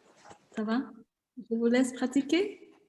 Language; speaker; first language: French; non-native, fluent; Vietnamese